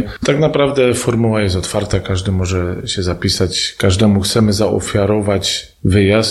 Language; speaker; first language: Polish; native; Polish